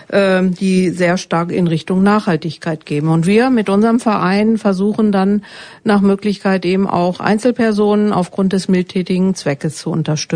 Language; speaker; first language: German; native; German